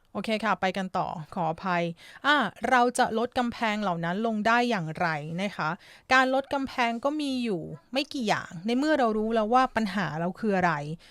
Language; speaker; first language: Thai; native; Thai